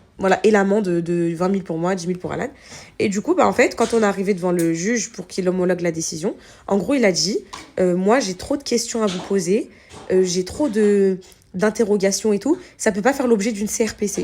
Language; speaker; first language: French; native; French